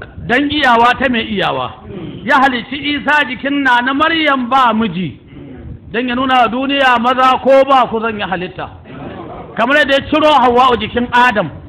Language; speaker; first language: Hausa; native; Hausa